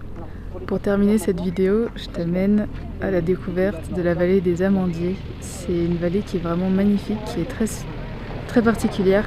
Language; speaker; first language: French; native; French